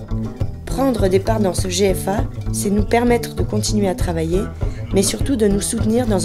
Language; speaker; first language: French; native; French